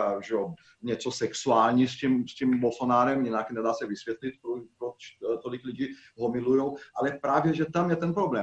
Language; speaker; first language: Czech; non-native, fluent; Portuguese